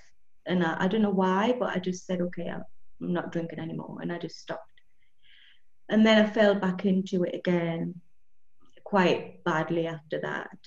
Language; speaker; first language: English; native; English